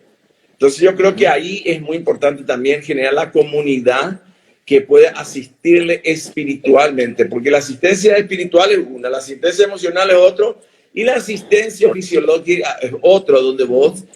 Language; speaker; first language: Spanish; native; Spanish